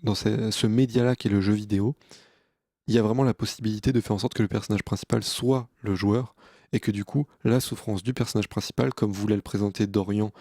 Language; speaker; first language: French; native; French